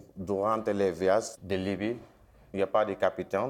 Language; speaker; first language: French; non-native, local second language; Wolof